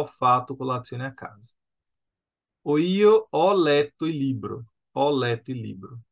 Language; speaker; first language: Italian; non-native, fluent; Portuguese